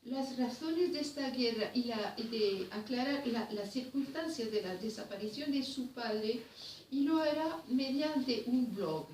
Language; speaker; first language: Spanish; non-native, fluent; French